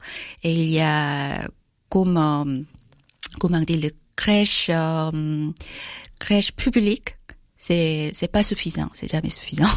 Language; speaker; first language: French; non-native, learner; Korean